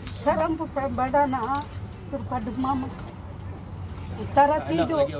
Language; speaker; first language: Malay; non-native, learner; Tamil